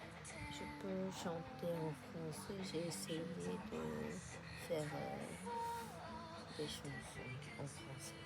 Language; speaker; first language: French; non-native, fluent; Japanese